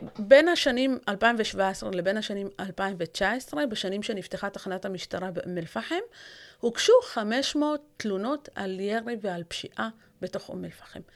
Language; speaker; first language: Hebrew; non-native, local second language; Arabic